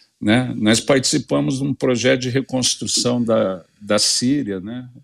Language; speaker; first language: Portuguese; native; Portuguese